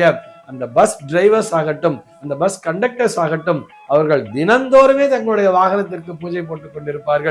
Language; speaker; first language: Tamil; native; Tamil